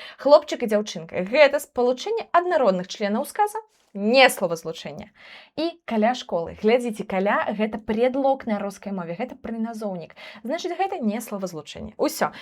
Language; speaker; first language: Belarusian; non-native, local second language; Russian